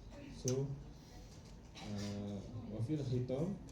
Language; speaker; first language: Arabic; non-native, learner; Malay